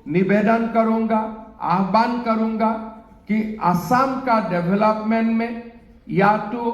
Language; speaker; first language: Hindi; non-native, local second language; Assamese